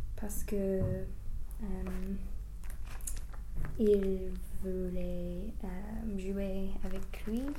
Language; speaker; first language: French; non-native, learner; English